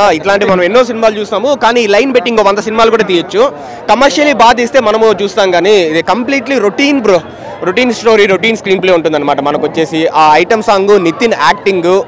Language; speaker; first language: Telugu; native; Telugu